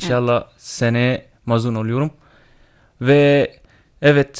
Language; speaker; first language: Turkish; non-native, learner; Arabic